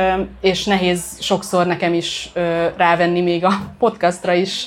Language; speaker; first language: Hungarian; native; Hungarian